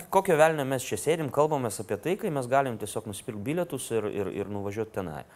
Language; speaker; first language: Lithuanian; non-native, local second language; Russian